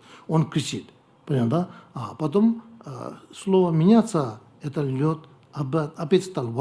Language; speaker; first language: Russian; non-native, learner; Tibetan